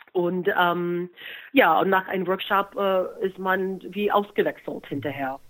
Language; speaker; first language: German; non-native, fluent; English